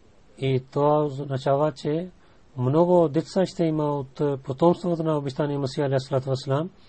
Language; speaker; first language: Bulgarian; non-native, learner; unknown